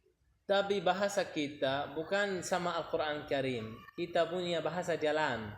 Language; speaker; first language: Indonesian; non-native, learner; Arabic